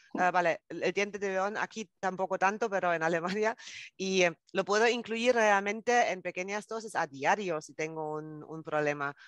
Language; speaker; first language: Spanish; non-native, fluent; German